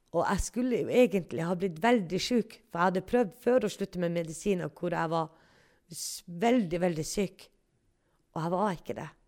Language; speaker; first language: Norwegian; native; Norwegian